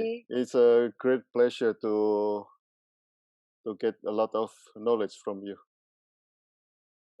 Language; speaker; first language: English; non-native, fluent; Indonesian